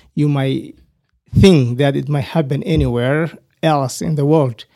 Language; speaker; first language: English; non-native, fluent; Somali